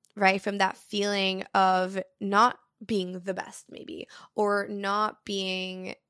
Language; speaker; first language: English; early bilingual, other home language; Portuguese